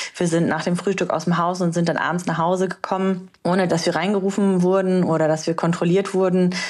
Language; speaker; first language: German; early bilingual, other home language; Romanian